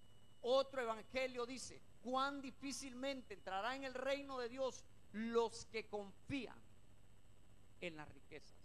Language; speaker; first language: Spanish; native; Spanish